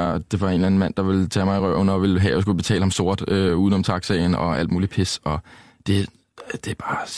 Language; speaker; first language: Danish; native; Danish